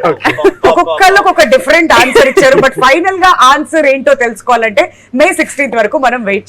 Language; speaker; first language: Telugu; native; Telugu